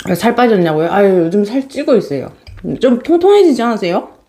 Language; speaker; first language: Korean; native; Korean